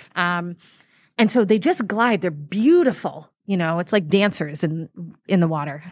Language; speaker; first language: English; native; English